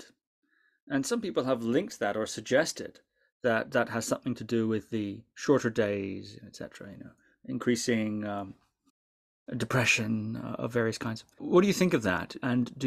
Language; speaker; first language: English; native; English